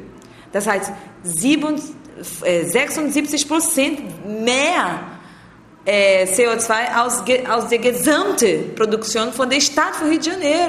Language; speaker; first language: German; non-native, learner; Portuguese